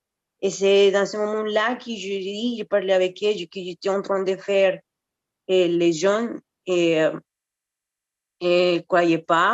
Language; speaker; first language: French; non-native, fluent; Spanish